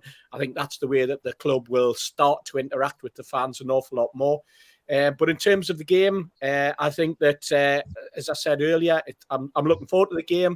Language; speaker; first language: English; native; English